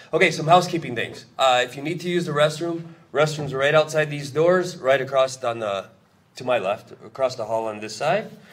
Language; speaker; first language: English; native; English